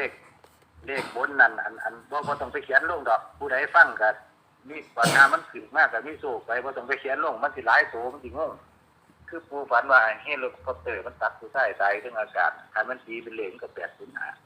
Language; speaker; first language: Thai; non-native, local second language; Lao